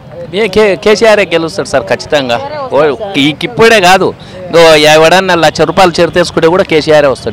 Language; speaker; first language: Telugu; native; Telugu